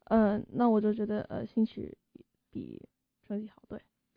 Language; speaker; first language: Chinese; early bilingual, heritage; Chinese